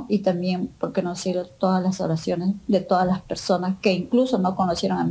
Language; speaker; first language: Spanish; native; Spanish